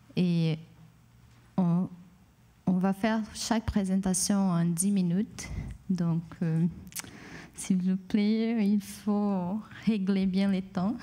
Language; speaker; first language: French; non-native, fluent; Portuguese